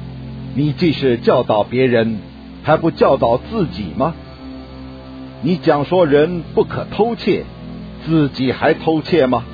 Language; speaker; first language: Chinese; native; Chinese